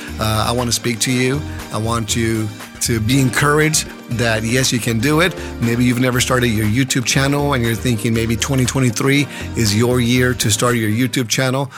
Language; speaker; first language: English; early bilingual, other home language; Spanish